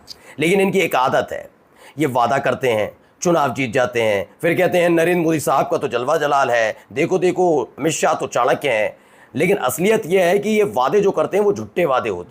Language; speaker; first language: Hindi; native; Hindi